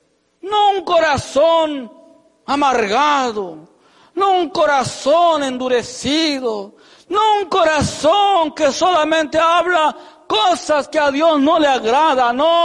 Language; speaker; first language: Spanish; native; Spanish